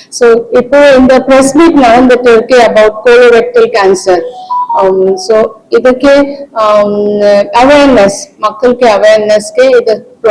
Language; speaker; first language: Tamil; non-native, local second language; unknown